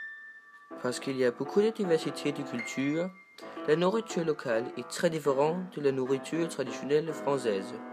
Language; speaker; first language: French; non-native, learner; Danish